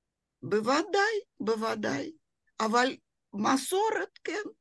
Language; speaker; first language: Hebrew; non-native, fluent; Russian